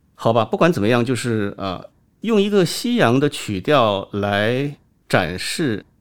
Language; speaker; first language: Chinese; non-native, local second language; Wu Chinese